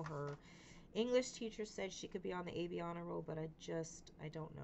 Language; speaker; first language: English; native; English